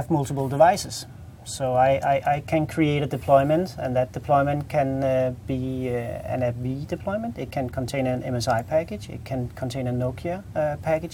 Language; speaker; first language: English; non-native, fluent; Danish